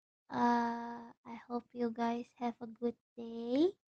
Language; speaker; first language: English; non-native, fluent; Indonesian